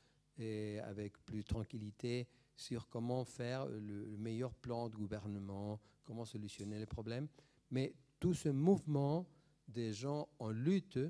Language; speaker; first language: French; non-native, fluent; Spanish